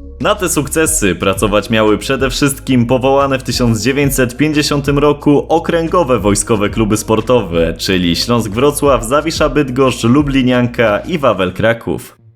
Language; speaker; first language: Polish; native; Polish